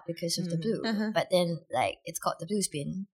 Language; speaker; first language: English; native; English